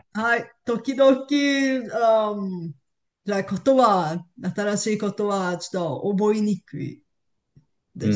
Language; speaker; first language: Japanese; non-native, learner; Bulgarian